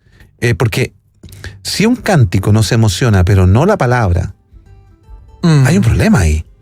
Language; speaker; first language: Spanish; native; Spanish